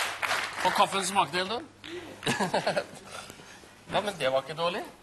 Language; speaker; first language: Norwegian; native; Norwegian